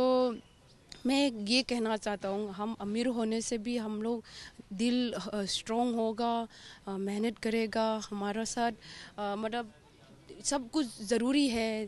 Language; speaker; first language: Hindi; non-native, local second language; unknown